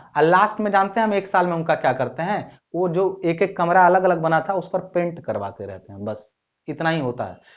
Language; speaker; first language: Hindi; native; Hindi